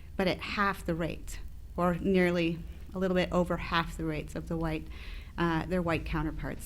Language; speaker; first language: English; early bilingual, other home language; Spanish